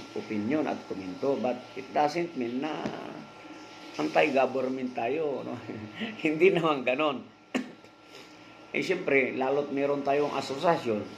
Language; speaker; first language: Filipino; non-native, local second language; Iloko